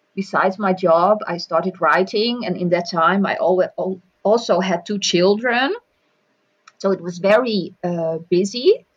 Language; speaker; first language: English; non-native, fluent; Dutch